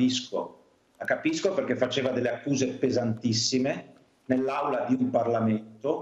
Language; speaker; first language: Italian; native; Italian